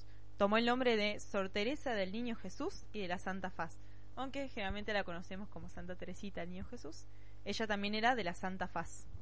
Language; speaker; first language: Spanish; native; Spanish